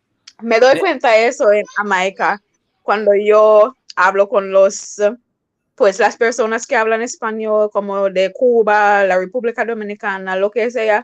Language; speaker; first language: Spanish; non-native, fluent; English